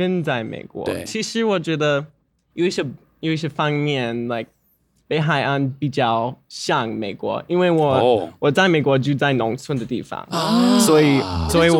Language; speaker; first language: Chinese; non-native, learner; English